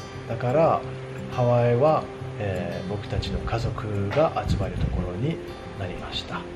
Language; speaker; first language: Japanese; non-native, fluent; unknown